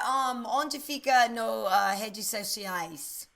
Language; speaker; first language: Portuguese; non-native, learner; English